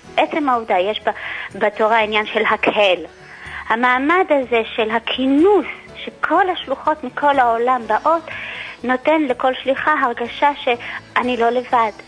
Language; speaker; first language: Hebrew; native; Hebrew